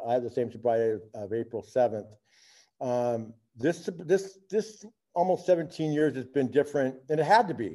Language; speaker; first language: English; native; English